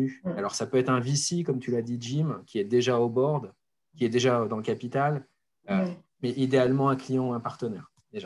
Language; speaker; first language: French; native; French